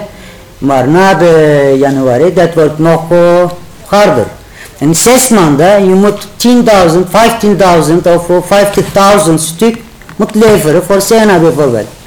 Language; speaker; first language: Dutch; non-native, learner; Turkish